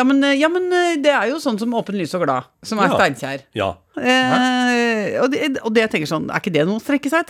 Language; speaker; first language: Norwegian; native; Norwegian